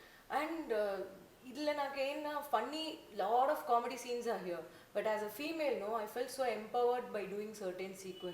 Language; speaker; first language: Telugu; non-native, learner; Tamil